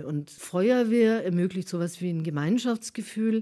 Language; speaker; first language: German; native; German